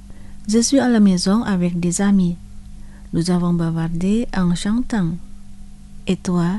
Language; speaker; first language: French; non-native, fluent; Indonesian